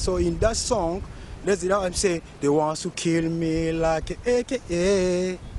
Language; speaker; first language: English; non-native, fluent; Lingala